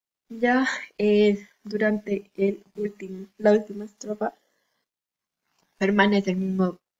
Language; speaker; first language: Spanish; native; Spanish